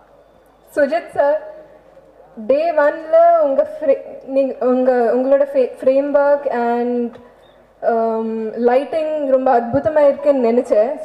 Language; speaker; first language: Tamil; non-native, fluent; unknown